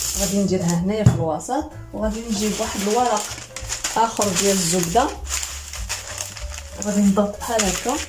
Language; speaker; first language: Arabic; native; Arabic